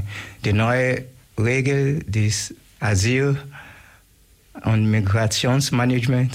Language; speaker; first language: German; non-native, learner; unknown